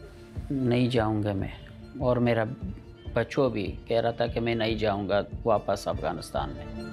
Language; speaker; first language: Hindi; non-native, learner; Persian